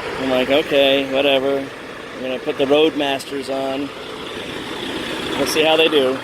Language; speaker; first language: English; native; English